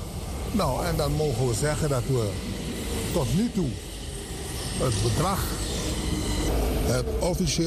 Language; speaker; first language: Dutch; native; Dutch